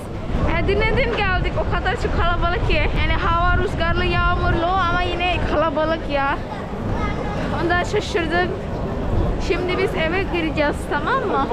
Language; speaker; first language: Turkish; non-native, learner; Indonesian